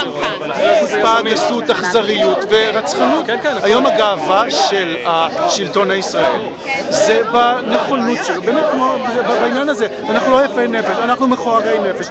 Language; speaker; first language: Hebrew; native; Hebrew